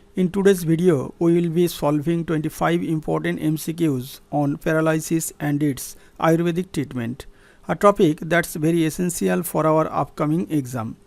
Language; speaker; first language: English; non-native, local second language; Bangla